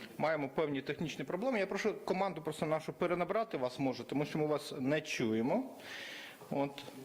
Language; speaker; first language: Ukrainian; native; Ukrainian